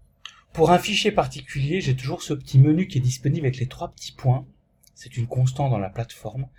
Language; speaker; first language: French; native; French